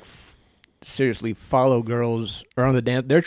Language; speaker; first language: English; native; English